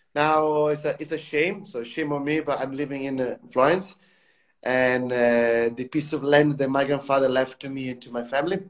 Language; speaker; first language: English; non-native, fluent; Italian